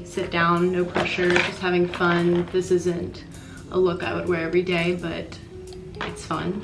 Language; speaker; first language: English; native; English